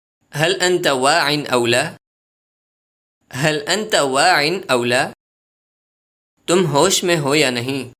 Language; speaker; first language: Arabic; non-native, fluent; Urdu